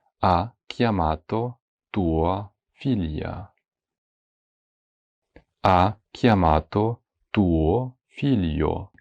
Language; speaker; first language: Italian; non-native, fluent; Ukrainian